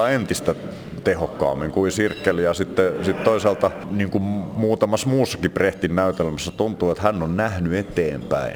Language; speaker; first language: Finnish; native; Finnish